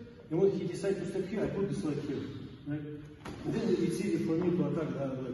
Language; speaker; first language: English; non-native, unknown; Russian